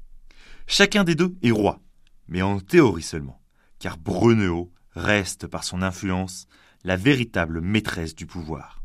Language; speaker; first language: French; native; French